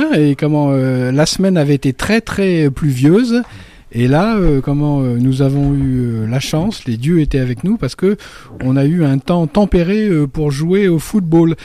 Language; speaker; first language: French; native; French